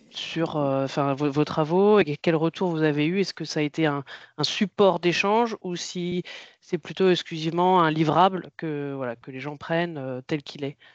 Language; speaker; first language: French; native; French